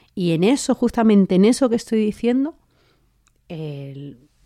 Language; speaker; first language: Spanish; native; Spanish